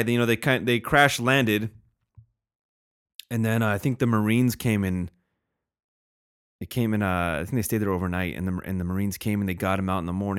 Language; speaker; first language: English; native; English